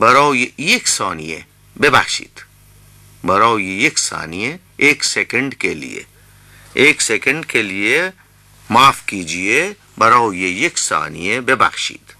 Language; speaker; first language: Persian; non-native, fluent; Urdu